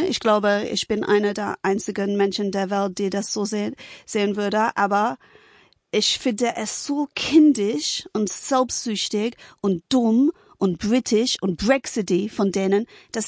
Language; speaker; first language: German; non-native, fluent; English